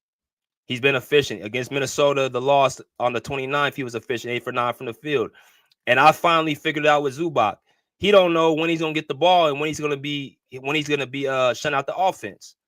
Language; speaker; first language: English; native; English